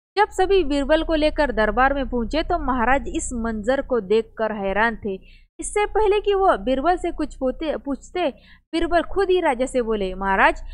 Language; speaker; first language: Hindi; non-native, local second language; Marathi